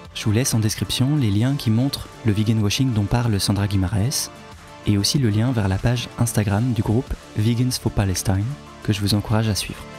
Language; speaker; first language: French; native; French